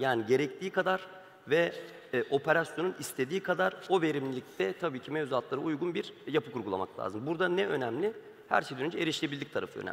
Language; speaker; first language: Turkish; native; Turkish